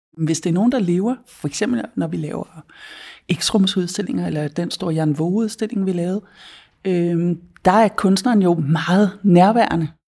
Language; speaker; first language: Danish; native; Danish